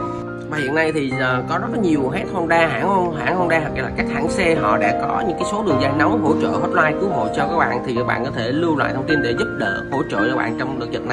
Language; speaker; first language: Vietnamese; native; Vietnamese